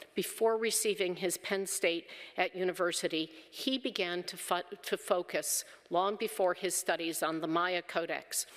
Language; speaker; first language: English; native; English